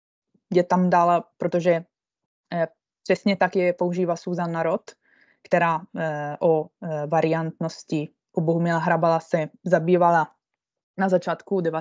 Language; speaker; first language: Czech; non-native, fluent; Italian